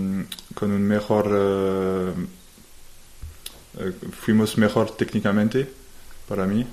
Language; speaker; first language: Spanish; non-native, learner; French